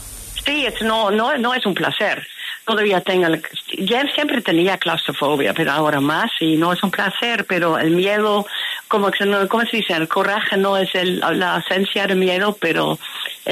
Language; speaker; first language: Spanish; non-native, fluent; Dutch